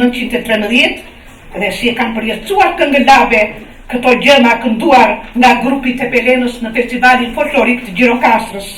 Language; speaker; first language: Albanian; native; Albanian